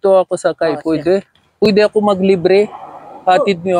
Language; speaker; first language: Filipino; non-native, learner; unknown